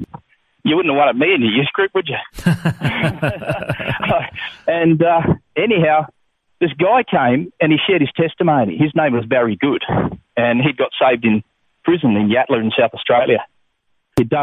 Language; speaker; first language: English; native; English